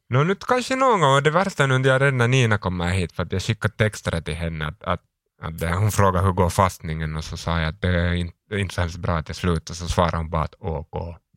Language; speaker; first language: Swedish; non-native, local second language; Finnish